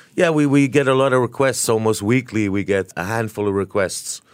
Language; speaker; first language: English; native; English